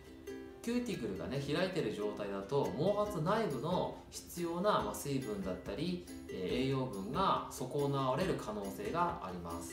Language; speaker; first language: Japanese; native; Japanese